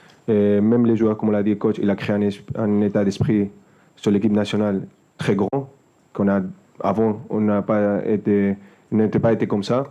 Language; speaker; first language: French; non-native, fluent; Spanish